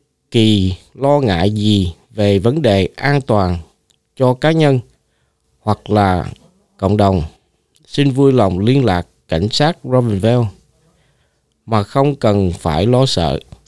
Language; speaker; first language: Vietnamese; native; Vietnamese